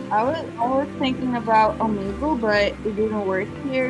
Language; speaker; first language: English; non-native, fluent; Russian